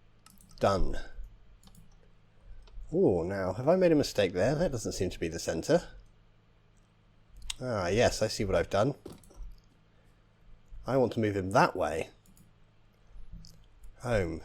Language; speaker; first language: English; native; English